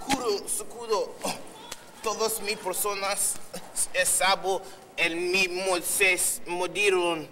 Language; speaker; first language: Spanish; non-native, learner; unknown